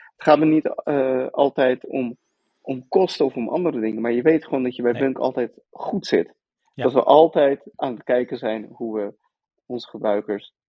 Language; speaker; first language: Dutch; early bilingual, other home language; Persian